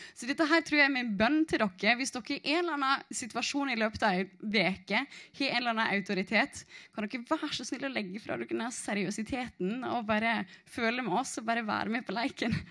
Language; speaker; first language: Norwegian; native; Norwegian